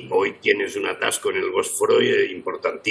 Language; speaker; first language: Spanish; native; Spanish